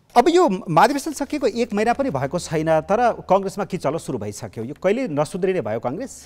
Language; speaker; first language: Nepali; native; Nepali